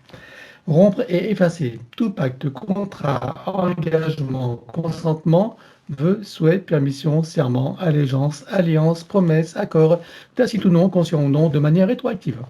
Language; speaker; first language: French; native; French